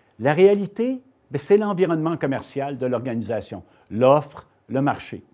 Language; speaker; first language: French; native; French